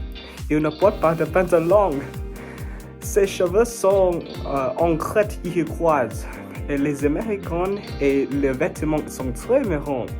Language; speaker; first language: French; non-native, learner; English